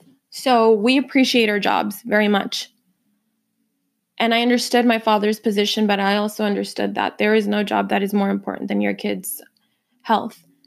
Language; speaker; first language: English; early bilingual, other home language; Spanish